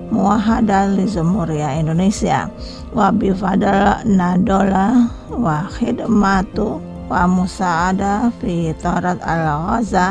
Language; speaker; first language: Arabic; non-native, fluent; Indonesian